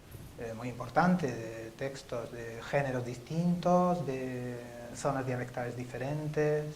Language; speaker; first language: Spanish; native; Spanish